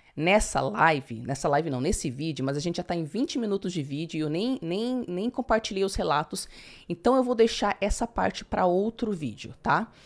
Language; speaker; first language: Portuguese; early bilingual, heritage; English